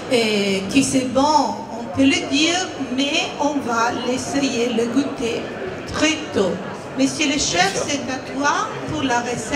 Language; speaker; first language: French; non-native, fluent; Italian